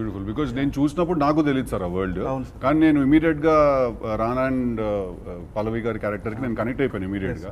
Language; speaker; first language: Telugu; native; Telugu